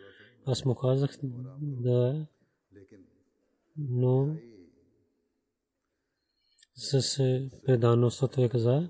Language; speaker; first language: Bulgarian; non-native, learner; Urdu